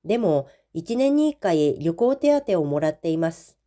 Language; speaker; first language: Japanese; non-native, fluent; Korean